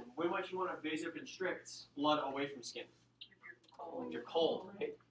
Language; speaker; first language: English; native; English